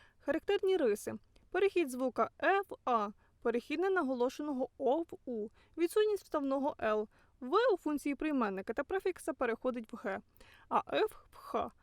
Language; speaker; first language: Ukrainian; native; Ukrainian